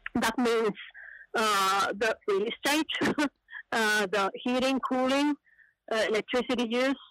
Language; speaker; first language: English; non-native, fluent; Finnish